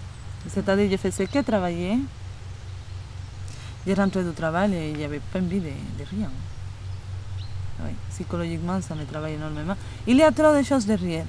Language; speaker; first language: French; non-native, fluent; Spanish